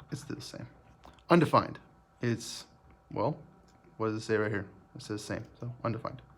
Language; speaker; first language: English; native; English